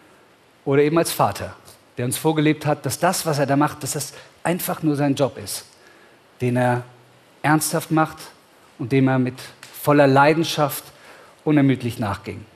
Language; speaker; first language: German; native; German